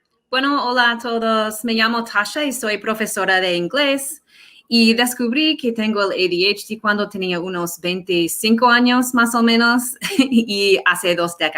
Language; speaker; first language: Spanish; non-native, fluent; English